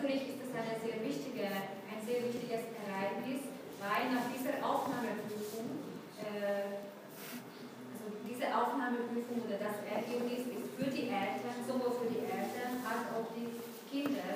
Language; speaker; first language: German; non-native, fluent; Hungarian